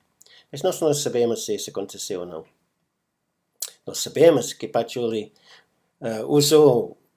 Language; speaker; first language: Portuguese; non-native, fluent; English